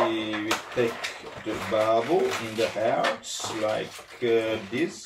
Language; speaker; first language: English; non-native, learner; Italian